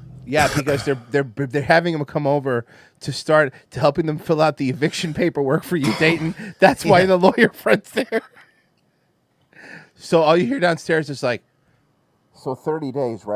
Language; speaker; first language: English; native; English